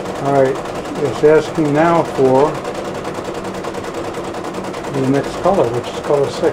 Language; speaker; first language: English; native; English